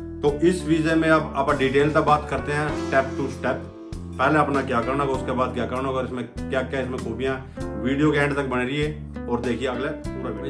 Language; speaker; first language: Hindi; native; Hindi